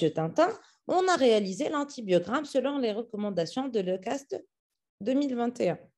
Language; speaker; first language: French; non-native, local second language; Arabic